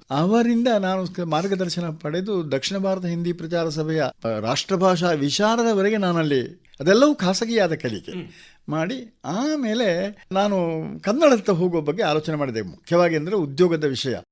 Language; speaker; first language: Kannada; native; Kannada